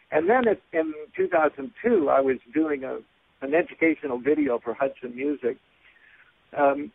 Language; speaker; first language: English; native; English